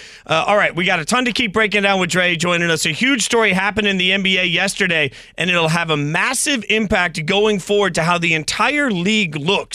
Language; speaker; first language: English; native; English